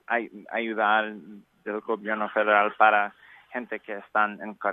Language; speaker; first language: Spanish; non-native, learner; English